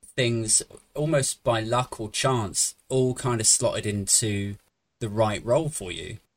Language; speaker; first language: English; native; English